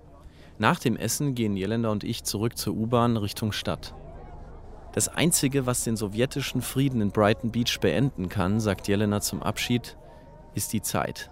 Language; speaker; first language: German; native; German